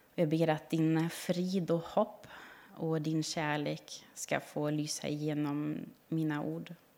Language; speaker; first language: Swedish; non-native, fluent; German